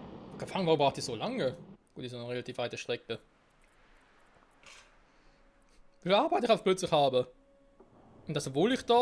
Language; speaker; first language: German; native; German